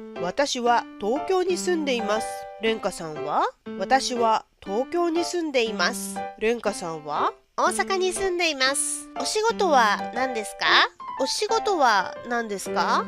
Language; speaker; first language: Japanese; non-native, fluent; Hindi